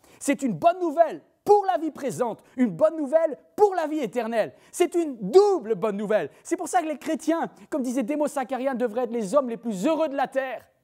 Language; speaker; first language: French; native; French